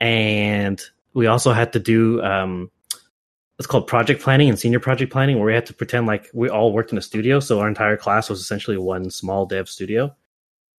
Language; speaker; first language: English; native; English